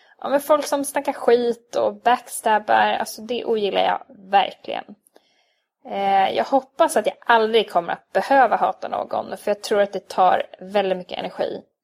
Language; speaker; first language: Swedish; early bilingual, other home language; Hungarian